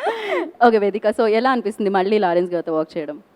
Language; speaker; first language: Telugu; native; Telugu